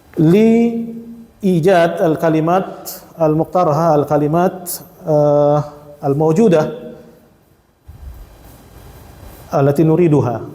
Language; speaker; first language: Arabic; non-native, fluent; Indonesian